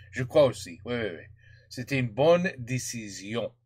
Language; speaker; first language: French; non-native, learner; English